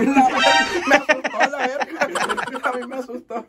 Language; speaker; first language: Spanish; native; Spanish